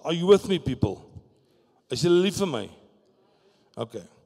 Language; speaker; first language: English; non-native, local second language; Afrikaans